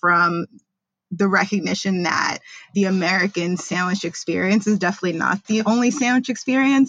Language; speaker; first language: English; native; English